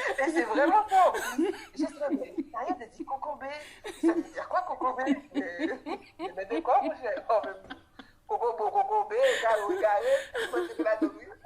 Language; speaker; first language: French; non-native, local second language; Haitian Creole